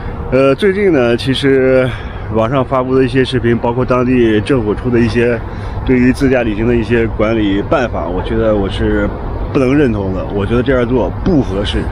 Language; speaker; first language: Chinese; native; Chinese